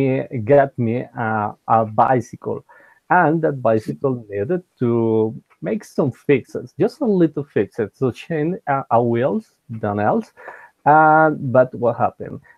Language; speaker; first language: English; non-native, learner; Spanish